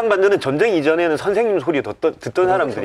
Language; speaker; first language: Korean; native; Korean